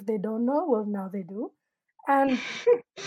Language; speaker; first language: English; non-native, local second language; Malayalam